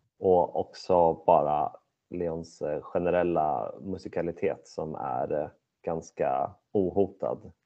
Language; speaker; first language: Swedish; native; Swedish